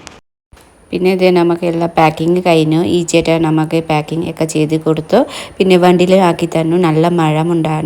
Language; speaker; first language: Malayalam; non-native, local second language; Nepali